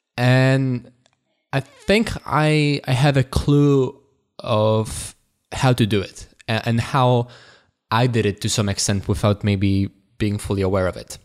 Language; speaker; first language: English; non-native, fluent; Polish